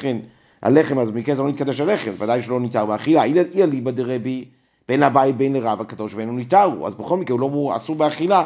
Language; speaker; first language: Hebrew; native; Hebrew